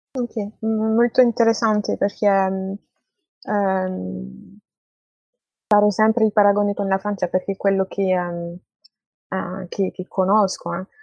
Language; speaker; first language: Italian; non-native, fluent; French